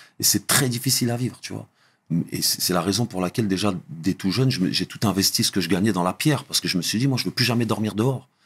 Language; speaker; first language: French; early bilingual, other home language; Arabic